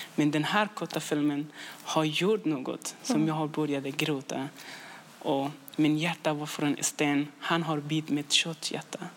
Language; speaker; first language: Swedish; non-native, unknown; Persian